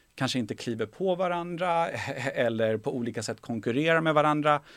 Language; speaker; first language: Swedish; early bilingual, other home language; Persian